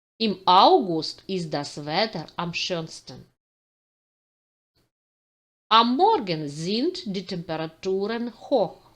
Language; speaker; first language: German; non-native, fluent; Ukrainian